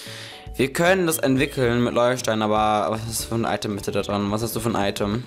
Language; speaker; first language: German; native; German